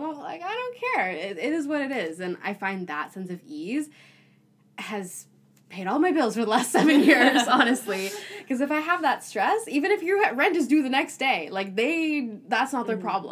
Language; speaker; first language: English; native; English